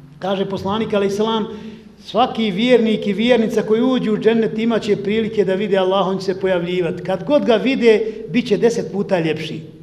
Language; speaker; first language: Bosnian; native; Bosnian